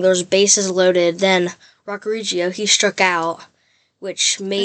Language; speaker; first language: English; native; English